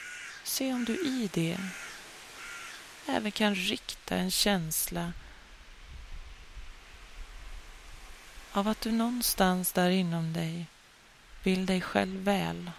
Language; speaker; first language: Swedish; native; Swedish